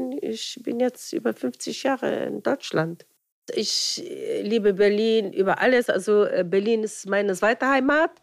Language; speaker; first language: German; non-native, fluent; Arabic